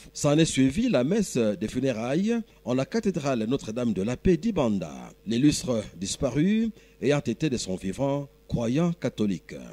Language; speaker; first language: French; non-native, local second language; Swahili